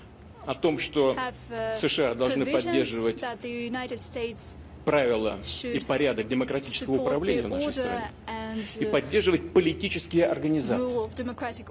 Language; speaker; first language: Russian; native; Russian